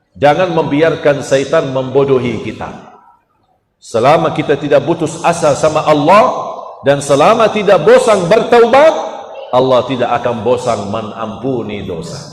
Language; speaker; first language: Malay; non-native, fluent; Arabic